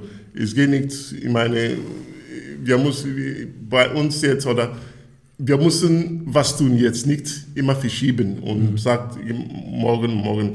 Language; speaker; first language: German; non-native, fluent; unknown